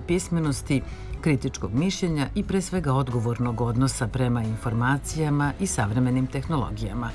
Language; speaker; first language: Serbian; native; Serbian